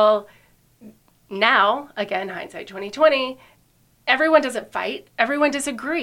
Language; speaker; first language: English; native; English